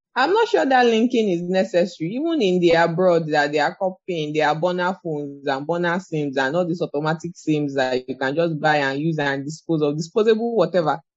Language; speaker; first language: English; non-native, local second language; Yoruba